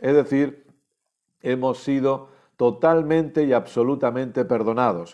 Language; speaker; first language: Spanish; native; Spanish